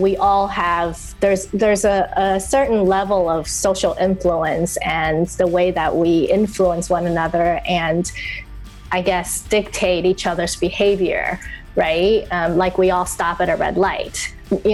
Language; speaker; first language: English; non-native, fluent; Chinese